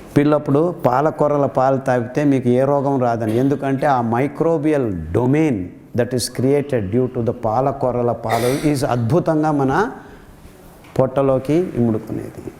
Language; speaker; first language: Telugu; native; Telugu